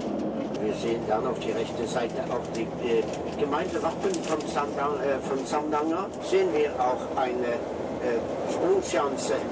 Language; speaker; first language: German; non-native, fluent; Norwegian